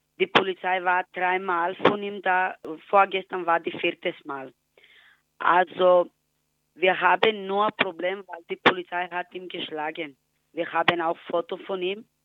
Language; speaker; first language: German; non-native, learner; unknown